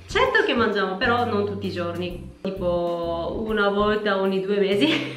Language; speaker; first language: Italian; non-native, learner; Japanese